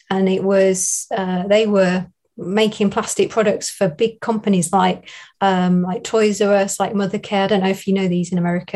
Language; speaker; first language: English; native; English